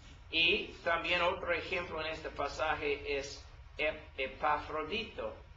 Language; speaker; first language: Spanish; non-native, learner; English